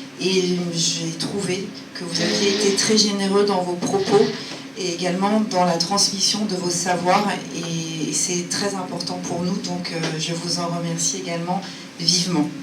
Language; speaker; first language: French; native; French